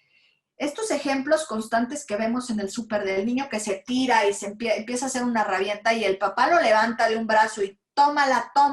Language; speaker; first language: Spanish; native; Spanish